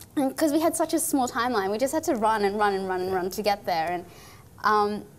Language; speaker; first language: English; native; English